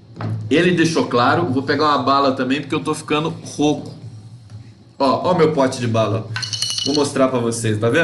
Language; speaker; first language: Portuguese; native; Portuguese